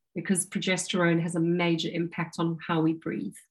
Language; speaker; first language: English; native; English